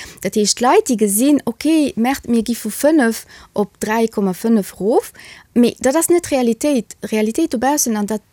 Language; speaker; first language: Luxembourgish; early bilingual, other home language; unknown